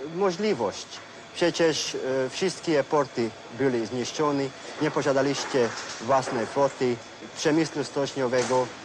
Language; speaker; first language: Polish; non-native, fluent; Hungarian